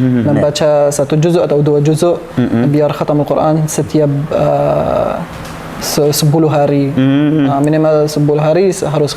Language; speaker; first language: Indonesian; non-native, learner; Arabic